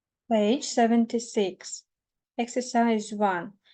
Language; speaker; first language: English; non-native, fluent; Ukrainian